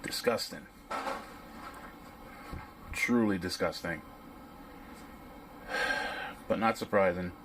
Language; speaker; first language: English; native; English